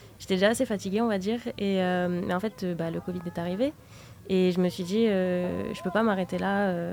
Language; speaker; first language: French; native; French